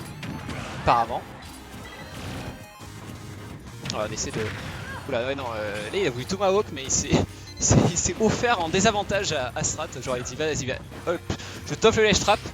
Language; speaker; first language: French; native; French